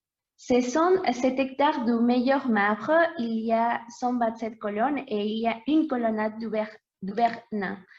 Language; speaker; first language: French; non-native, learner; Portuguese